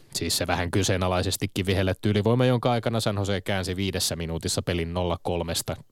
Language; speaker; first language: Finnish; native; Finnish